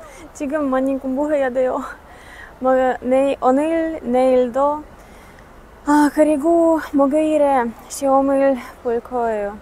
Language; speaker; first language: Korean; non-native, learner; Ukrainian